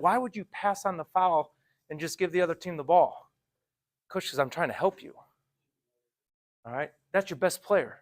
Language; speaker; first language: English; native; English